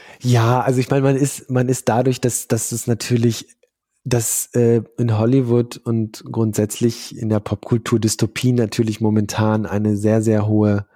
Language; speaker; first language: German; native; German